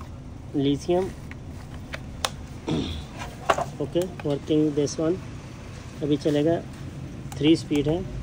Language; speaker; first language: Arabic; non-native, learner; Urdu